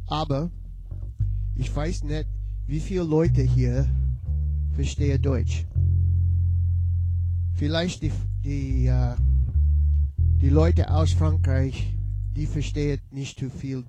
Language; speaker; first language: German; non-native, learner; English